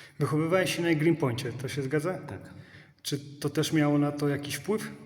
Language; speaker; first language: Polish; native; Polish